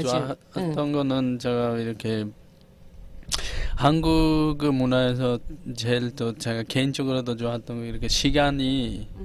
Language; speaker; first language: Korean; non-native, fluent; Bangla